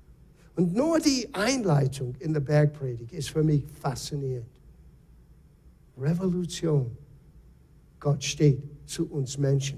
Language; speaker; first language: German; non-native, fluent; English